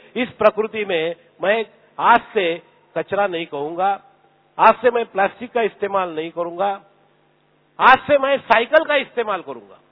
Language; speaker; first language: Hindi; non-native, local second language; Marathi